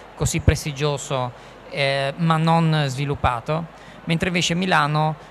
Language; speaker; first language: Italian; native; Italian